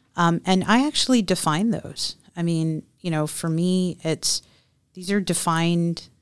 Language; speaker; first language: English; native; English